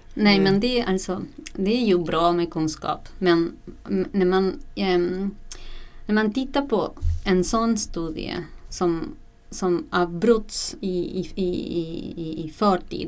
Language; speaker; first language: Swedish; native; Swedish